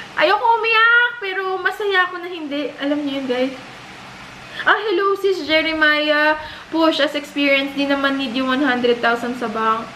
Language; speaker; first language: Filipino; native; Filipino